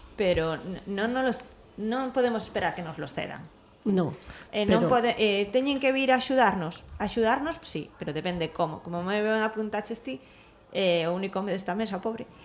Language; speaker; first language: Galician; non-native, local second language; Spanish